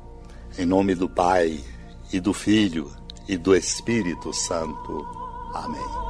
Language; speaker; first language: Portuguese; native; Portuguese